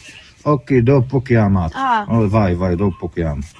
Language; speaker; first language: Italian; non-native, learner; Arabic